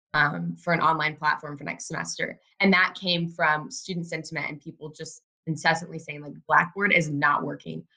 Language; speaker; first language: English; native; English